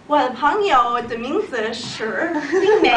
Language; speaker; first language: Chinese; non-native, learner; English